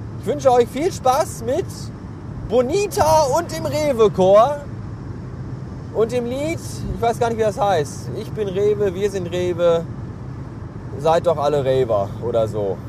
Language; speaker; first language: German; native; German